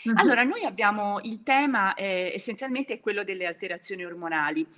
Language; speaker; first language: Italian; native; Italian